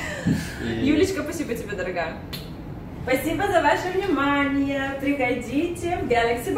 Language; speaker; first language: Russian; native; Russian